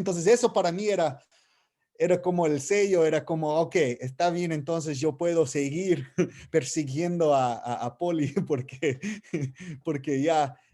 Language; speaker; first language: Spanish; non-native, fluent; English